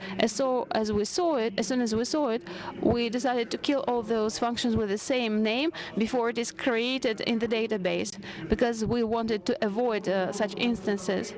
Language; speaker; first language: English; non-native, fluent; Russian